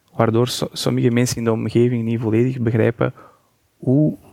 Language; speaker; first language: Dutch; non-native, fluent; Portuguese